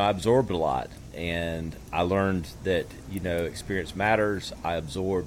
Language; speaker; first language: English; native; English